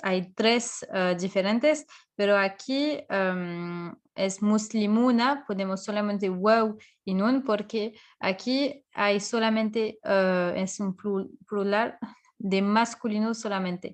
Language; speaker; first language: Spanish; non-native, fluent; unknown